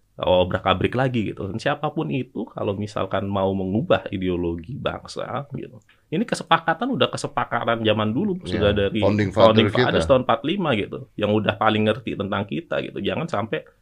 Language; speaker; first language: Indonesian; native; Indonesian